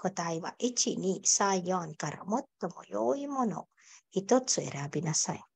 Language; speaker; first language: Japanese; non-native, fluent; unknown